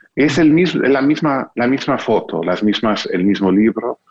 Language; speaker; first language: Spanish; non-native, fluent; English